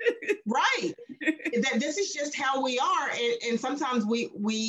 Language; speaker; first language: English; native; English